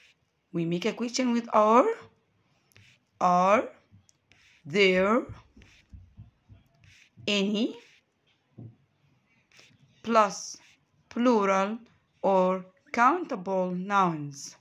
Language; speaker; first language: English; non-native, fluent; Arabic